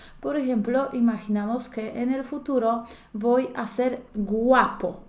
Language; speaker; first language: Spanish; non-native, fluent; Polish